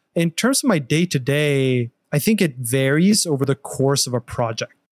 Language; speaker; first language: English; non-native, fluent; Norwegian